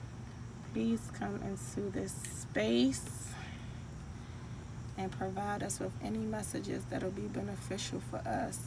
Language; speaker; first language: English; native; English